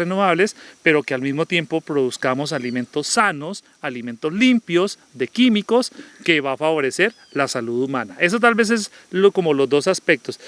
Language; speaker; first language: Spanish; native; Spanish